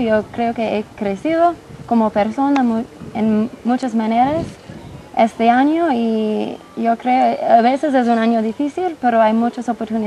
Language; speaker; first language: Spanish; non-native, fluent; English